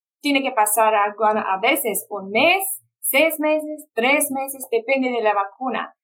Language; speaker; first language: Spanish; non-native, fluent; English